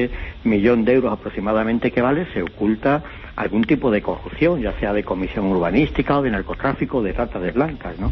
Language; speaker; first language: Spanish; native; Spanish